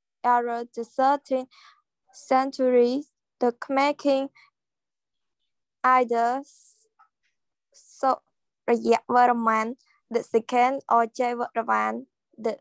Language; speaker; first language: English; non-native, learner; Khmer